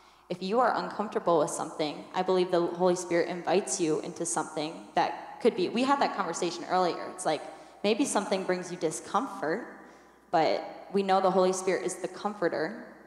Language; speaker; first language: English; native; English